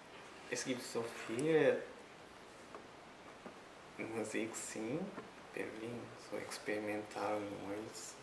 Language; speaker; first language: German; non-native, learner; Japanese